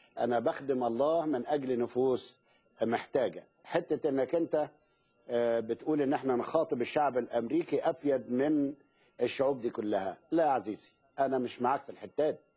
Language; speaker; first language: Arabic; native; Arabic